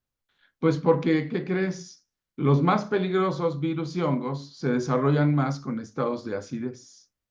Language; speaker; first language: Spanish; native; Spanish